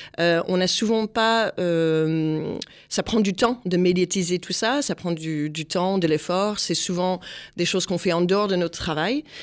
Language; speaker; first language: French; non-native, fluent; English